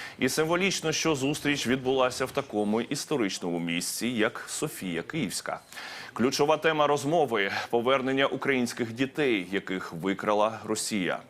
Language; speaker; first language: Ukrainian; native; Ukrainian